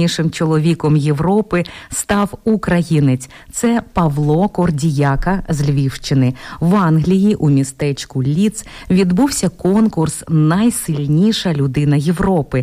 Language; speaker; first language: Ukrainian; native; Ukrainian